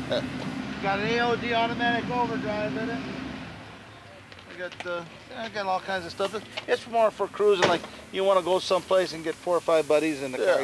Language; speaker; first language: English; native; English